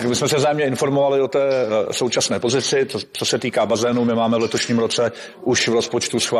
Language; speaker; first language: Czech; native; Czech